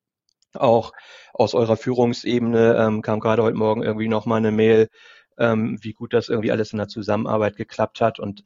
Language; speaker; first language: German; native; German